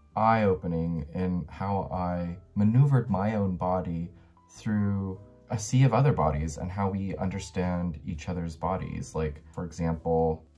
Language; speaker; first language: English; native; English